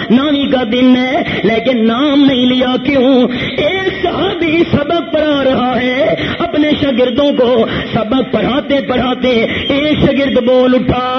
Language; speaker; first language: Urdu; non-native, local second language; Punjabi